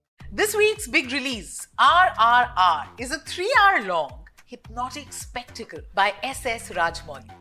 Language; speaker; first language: English; non-native, local second language; Hindi